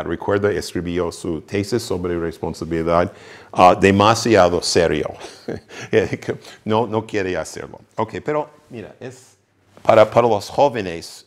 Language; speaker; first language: Spanish; non-native, fluent; English